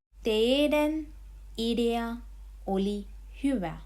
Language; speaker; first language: Finnish; non-native, learner; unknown